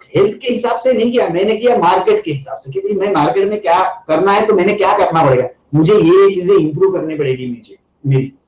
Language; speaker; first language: Hindi; non-native, local second language; Marathi